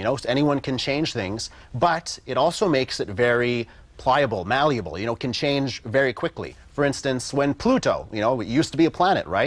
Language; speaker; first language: English; native; English